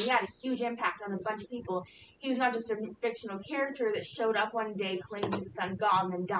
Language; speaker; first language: English; native; English